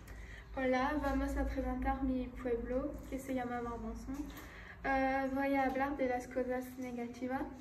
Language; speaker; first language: Spanish; non-native, learner; French